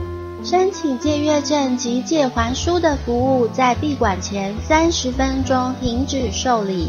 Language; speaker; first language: Chinese; native; Chinese